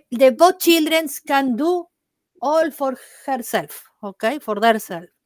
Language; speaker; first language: English; non-native, learner; Spanish